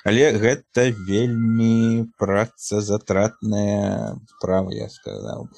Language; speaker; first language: Belarusian; native; Belarusian